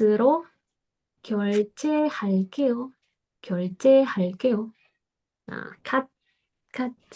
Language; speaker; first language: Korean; non-native, fluent; Indonesian